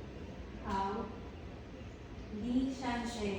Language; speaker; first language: Chinese; non-native, learner; Filipino